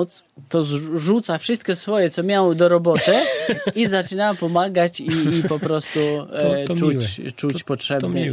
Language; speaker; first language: Polish; non-native, fluent; Albanian